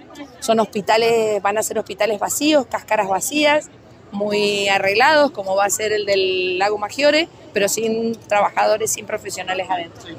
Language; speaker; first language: Spanish; native; Spanish